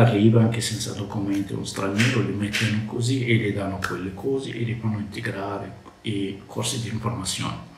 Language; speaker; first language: Italian; non-native, learner; Arabic